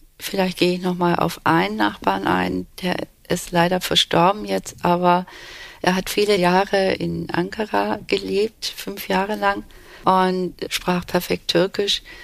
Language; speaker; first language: German; early bilingual, other home language; Turkish